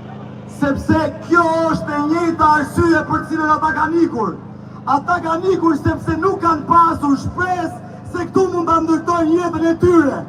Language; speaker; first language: Albanian; native; Albanian